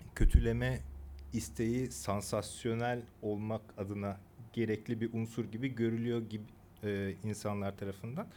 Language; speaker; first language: Turkish; early bilingual, other home language; Korean